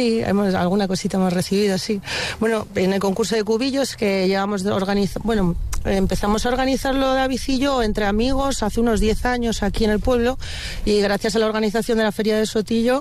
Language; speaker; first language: Spanish; native; Spanish